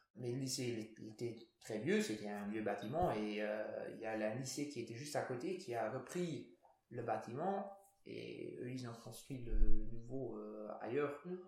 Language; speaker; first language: French; non-native, local second language; Luxembourgish